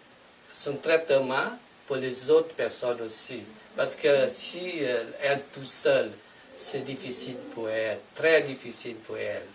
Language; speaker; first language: French; non-native, fluent; Vietnamese